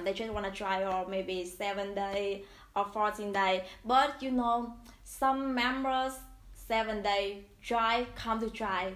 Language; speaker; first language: English; non-native, learner; Vietnamese